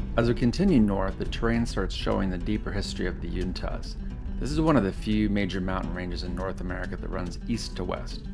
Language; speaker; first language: English; native; English